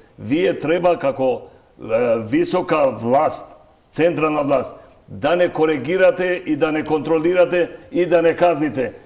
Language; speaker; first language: Macedonian; non-native, local second language; Albanian